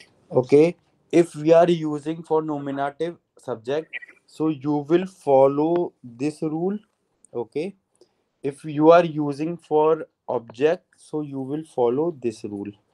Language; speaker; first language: English; non-native, local second language; Hindi